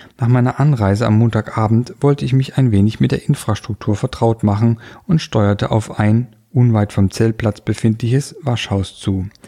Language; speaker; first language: German; native; German